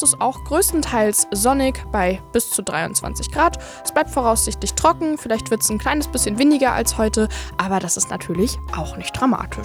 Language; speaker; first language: German; native; German